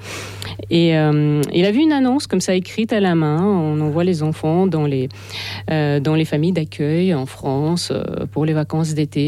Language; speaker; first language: French; non-native, fluent; Russian